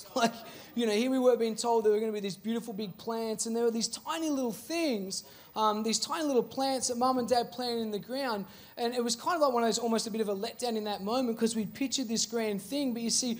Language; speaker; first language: English; native; English